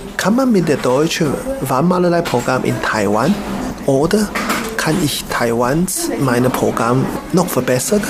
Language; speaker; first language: German; non-native, learner; Chinese